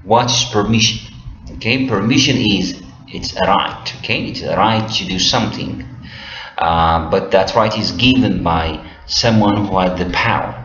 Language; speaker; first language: English; non-native, local second language; Amharic